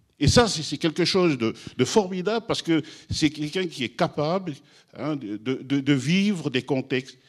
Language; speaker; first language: French; non-native, local second language; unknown